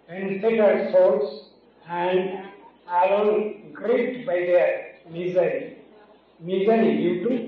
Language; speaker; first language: English; non-native, local second language; Bangla